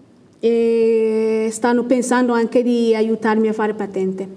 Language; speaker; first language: Italian; non-native, learner; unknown